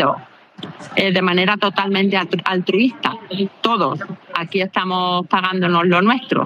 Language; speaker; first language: Spanish; native; Spanish